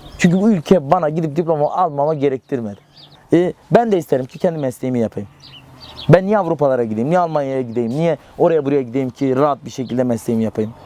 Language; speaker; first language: Turkish; native; Turkish